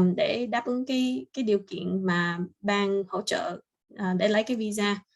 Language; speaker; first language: Vietnamese; early bilingual, heritage; Vietnamese